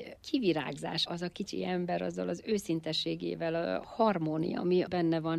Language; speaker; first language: Hungarian; native; Hungarian